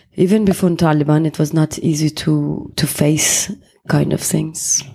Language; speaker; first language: English; non-native, fluent; Persian